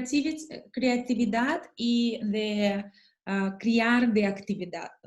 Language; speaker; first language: Spanish; non-native, learner; Russian